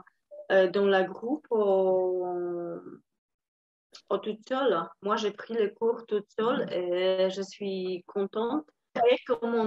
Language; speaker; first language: French; non-native, learner; Polish